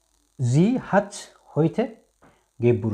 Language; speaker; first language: German; non-native, fluent; Tigrinya